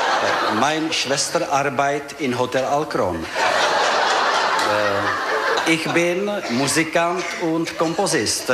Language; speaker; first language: German; non-native, fluent; Czech